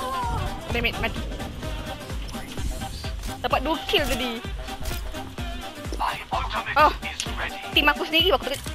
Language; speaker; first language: Malay; native; Malay